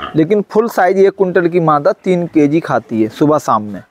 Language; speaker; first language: Hindi; native; Hindi